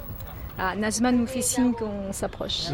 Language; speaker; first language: French; native; French